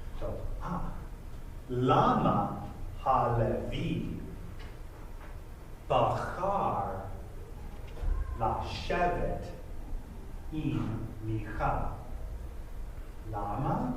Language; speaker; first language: Hebrew; non-native, fluent; English